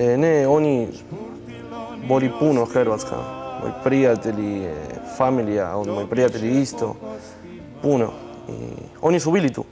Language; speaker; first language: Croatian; early bilingual, heritage; Spanish